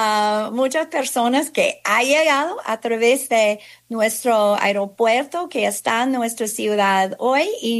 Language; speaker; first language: Spanish; non-native, fluent; English